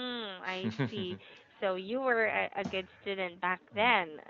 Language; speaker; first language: English; non-native, fluent; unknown